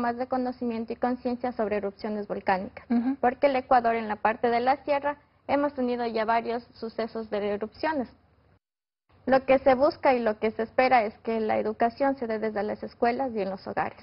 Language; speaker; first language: Spanish; native; Spanish